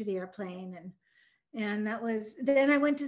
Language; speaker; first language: English; early bilingual, other home language; Norwegian